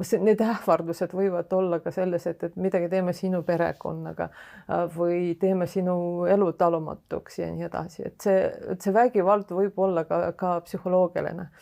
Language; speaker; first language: Estonian; non-native, local second language; Russian